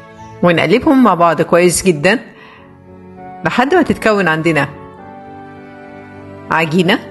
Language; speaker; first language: Arabic; native; Arabic